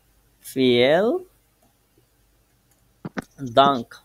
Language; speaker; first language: German; non-native, fluent; Bangla